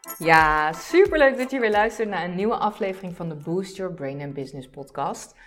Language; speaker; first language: Dutch; early bilingual, other home language; Turkish